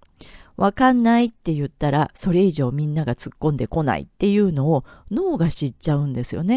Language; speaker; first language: Japanese; native; Japanese